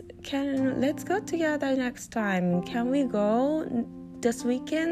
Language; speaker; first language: English; non-native, fluent; Japanese